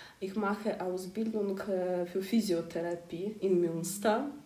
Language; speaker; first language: German; non-native, learner; Ukrainian